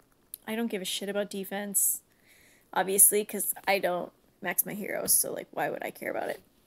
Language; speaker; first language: English; native; English